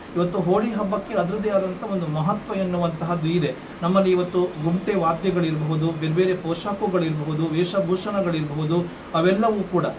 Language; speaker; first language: Kannada; non-native, local second language; Marathi